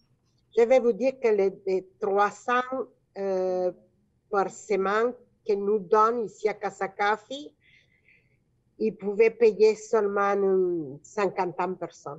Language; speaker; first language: French; non-native, fluent; Spanish